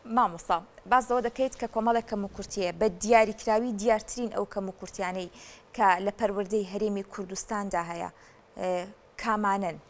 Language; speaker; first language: Central Kurdish; native; Central Kurdish